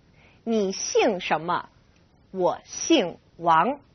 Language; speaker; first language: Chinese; non-native, fluent; English